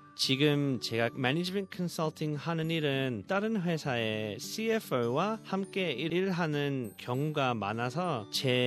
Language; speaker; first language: Korean; early bilingual, heritage; Korean